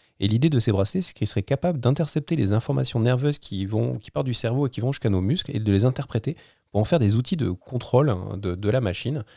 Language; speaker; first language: French; native; French